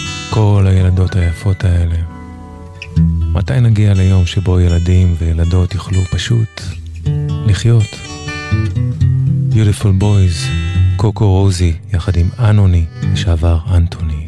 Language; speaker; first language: Hebrew; native; Hebrew